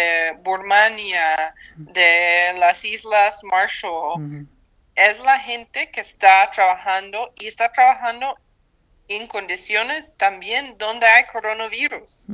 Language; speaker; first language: Spanish; non-native, fluent; English